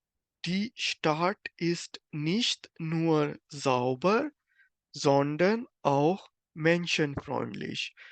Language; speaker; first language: German; non-native, fluent; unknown